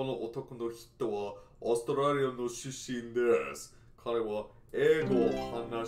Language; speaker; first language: Japanese; non-native, learner; English